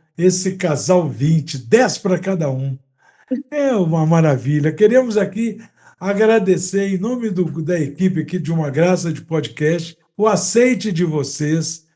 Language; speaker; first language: Portuguese; native; Portuguese